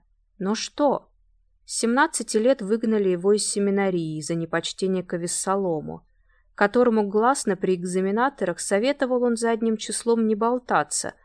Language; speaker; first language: Russian; native; Russian